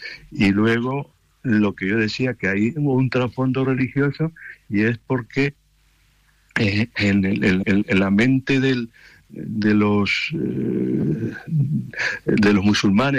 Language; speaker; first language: Spanish; native; Spanish